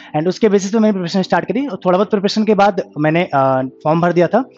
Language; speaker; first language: Hindi; native; Hindi